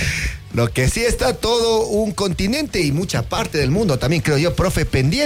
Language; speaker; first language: Spanish; native; Spanish